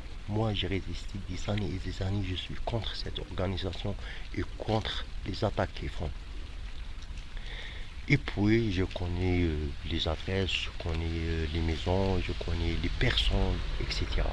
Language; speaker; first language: French; non-native, fluent; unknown